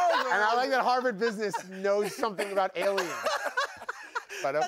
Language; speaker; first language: English; native; English